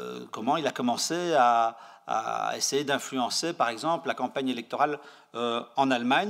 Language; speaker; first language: French; native; French